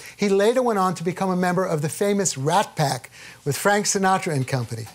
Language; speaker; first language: English; native; English